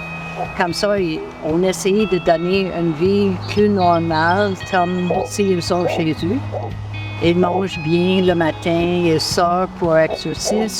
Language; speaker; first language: French; non-native, local second language; English